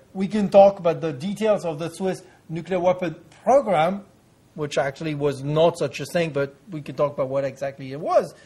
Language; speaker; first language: English; non-native, fluent; French